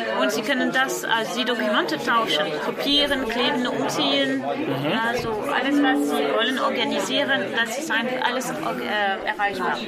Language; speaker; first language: German; non-native, learner; French